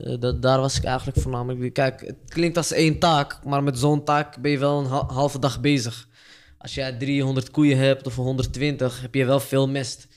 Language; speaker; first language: Dutch; early bilingual, other home language; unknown